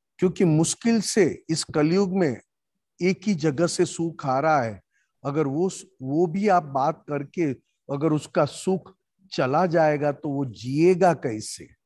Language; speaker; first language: Hindi; non-native, local second language; Gujarati